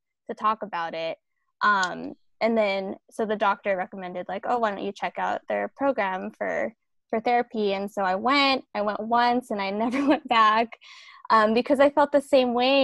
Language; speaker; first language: English; early bilingual, other home language; Filipino